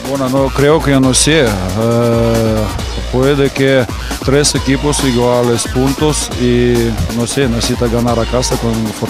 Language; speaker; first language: Spanish; non-native, learner; Russian